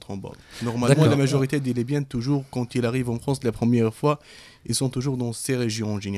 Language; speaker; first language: French; non-native, fluent; Arabic